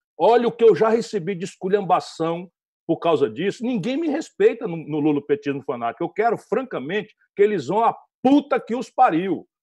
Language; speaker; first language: Portuguese; native; Portuguese